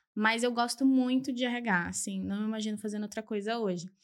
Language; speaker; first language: Portuguese; early bilingual, other home language; Spanish